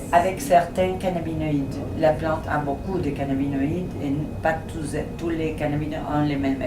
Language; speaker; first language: French; non-native, fluent; Spanish